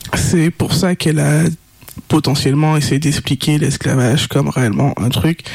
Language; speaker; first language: French; native; French